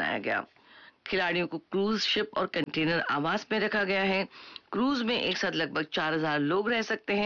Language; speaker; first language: Hindi; native; Hindi